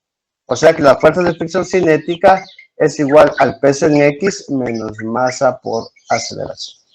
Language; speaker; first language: Spanish; native; Spanish